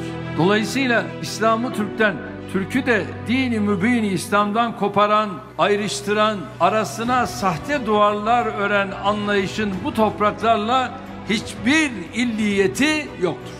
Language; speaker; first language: Turkish; native; Turkish